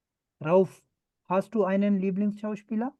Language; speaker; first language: German; non-native, fluent; Urdu